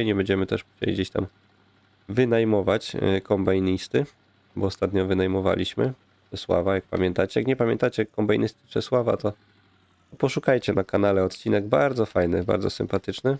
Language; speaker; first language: Polish; native; Polish